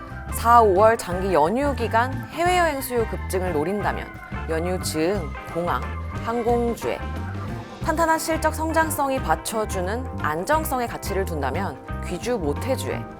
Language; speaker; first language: Korean; native; Korean